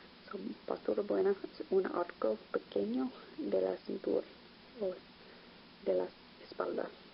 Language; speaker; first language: Spanish; non-native, learner; English